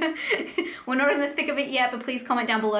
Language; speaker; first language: English; native; English